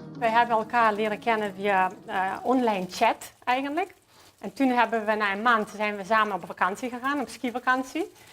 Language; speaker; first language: Dutch; non-native, fluent; Macedonian